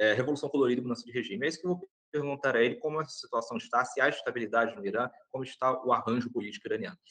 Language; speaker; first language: Portuguese; native; Portuguese